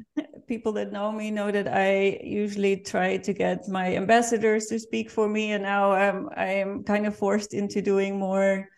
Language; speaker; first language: English; non-native, fluent; Dutch